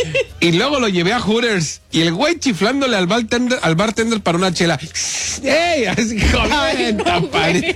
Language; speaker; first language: Spanish; native; Spanish